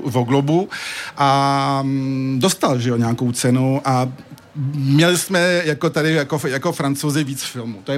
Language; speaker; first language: Czech; early bilingual, heritage; French